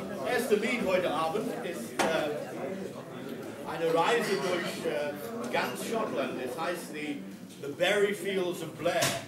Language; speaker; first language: German; non-native, fluent; English